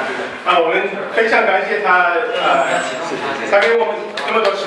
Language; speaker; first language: Chinese; non-native, fluent; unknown